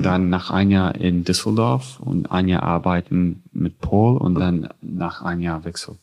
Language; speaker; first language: German; non-native, fluent; English